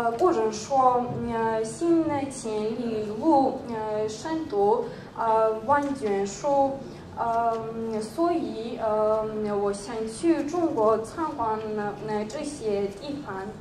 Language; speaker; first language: Chinese; non-native, learner; Georgian